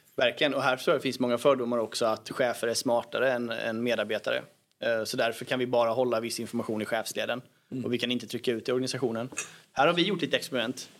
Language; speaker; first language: Swedish; native; Swedish